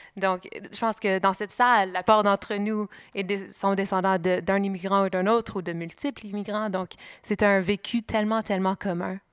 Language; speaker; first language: French; native; French